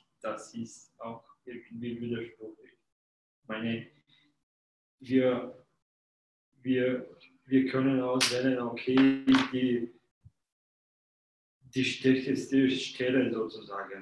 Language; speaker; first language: German; non-native, fluent; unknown